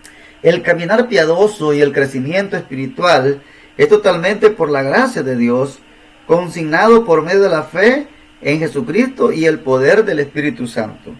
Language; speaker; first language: Spanish; native; Spanish